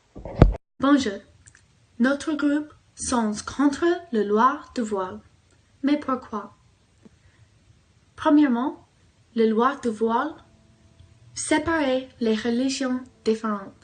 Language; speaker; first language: French; non-native, learner; English